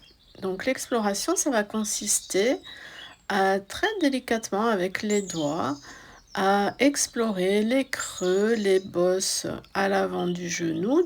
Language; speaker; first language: French; native; French